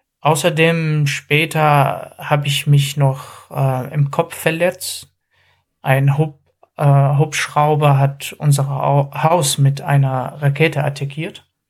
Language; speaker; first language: German; non-native, fluent; Arabic